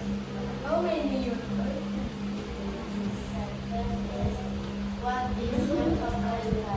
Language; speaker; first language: English; non-native, learner; Indonesian